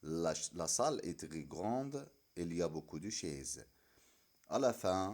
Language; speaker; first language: French; non-native, fluent; Arabic